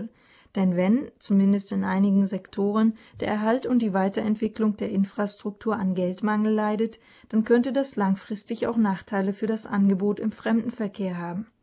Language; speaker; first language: German; native; German